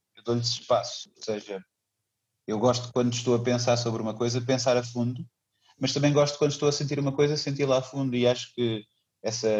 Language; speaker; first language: Portuguese; native; Portuguese